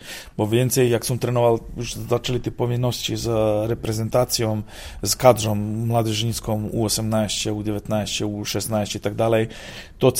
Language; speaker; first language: Polish; non-native, fluent; Serbian